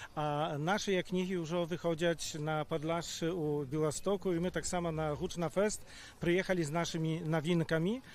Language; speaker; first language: Polish; non-native, local second language; Belarusian